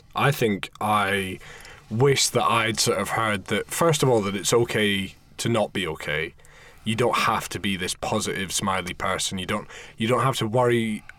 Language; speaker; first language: English; native; English